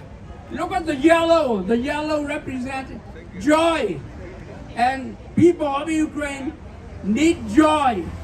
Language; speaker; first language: English; non-native, fluent; Vietnamese